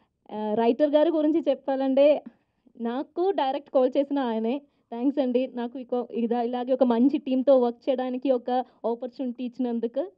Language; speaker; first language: Telugu; non-native, learner; Malayalam